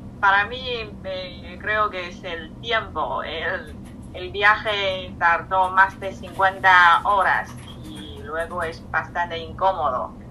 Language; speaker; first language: Spanish; non-native, fluent; Chinese